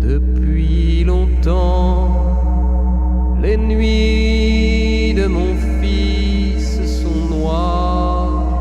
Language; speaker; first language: French; native; French